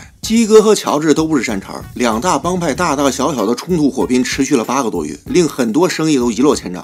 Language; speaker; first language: Chinese; native; Chinese